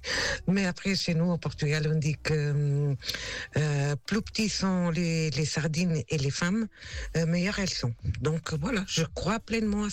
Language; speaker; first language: French; non-native, fluent; Portuguese